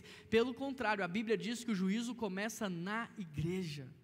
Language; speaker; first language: Portuguese; native; Portuguese